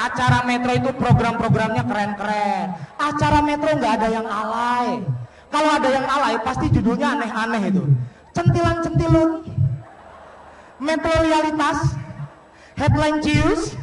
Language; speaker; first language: Indonesian; native; Indonesian